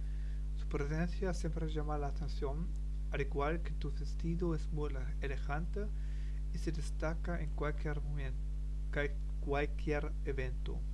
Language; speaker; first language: Spanish; non-native, learner; German